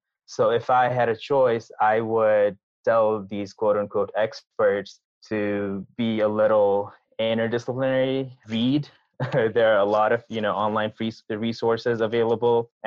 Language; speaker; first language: English; non-native, local second language; Nepali